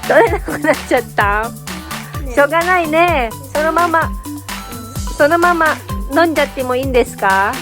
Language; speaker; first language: Japanese; non-native, fluent; Filipino